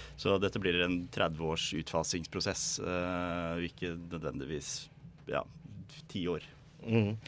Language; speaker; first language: Norwegian; native; Norwegian